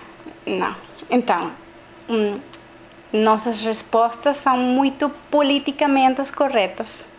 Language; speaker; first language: Portuguese; non-native, learner; Spanish